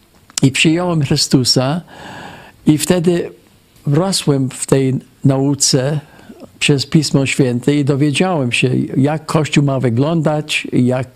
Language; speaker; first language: Polish; non-native, fluent; English